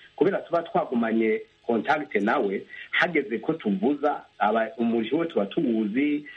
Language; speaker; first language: Rundi; native; Rundi